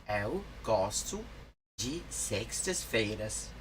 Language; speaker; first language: Portuguese; non-native, learner; English